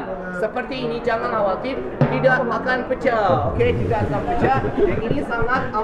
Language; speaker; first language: Indonesian; non-native, learner; Turkish